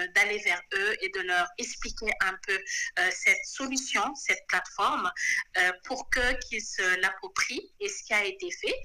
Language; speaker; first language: French; non-native, local second language; Wolof